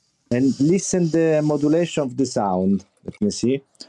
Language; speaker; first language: English; non-native, learner; Italian